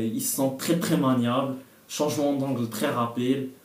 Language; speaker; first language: French; non-native, local second language; Arabic